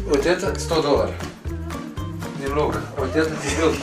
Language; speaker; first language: Russian; non-native, learner; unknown